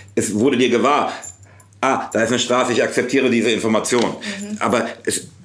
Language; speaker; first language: German; native; German